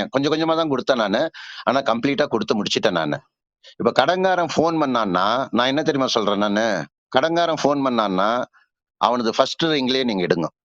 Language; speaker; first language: Tamil; native; Tamil